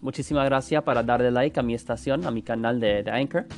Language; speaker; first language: Spanish; non-native, fluent; English